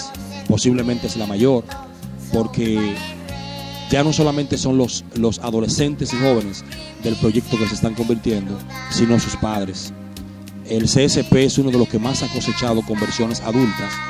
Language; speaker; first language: Spanish; native; Spanish